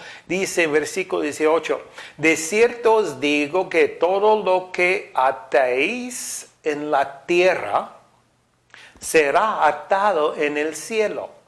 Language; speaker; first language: Spanish; non-native, fluent; English